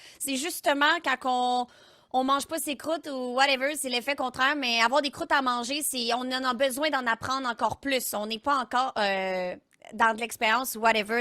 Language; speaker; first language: French; native; French